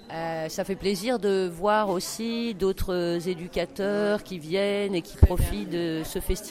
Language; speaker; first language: French; native; French